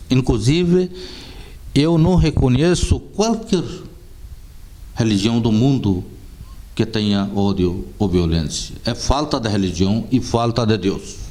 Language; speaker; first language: Portuguese; non-native, fluent; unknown